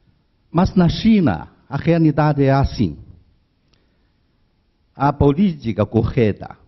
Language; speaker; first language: Portuguese; non-native, learner; Chinese